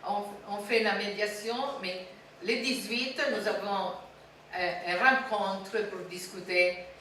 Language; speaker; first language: French; non-native, fluent; Italian